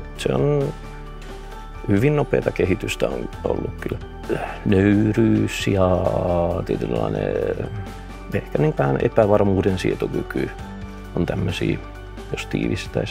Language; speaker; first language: Finnish; native; Finnish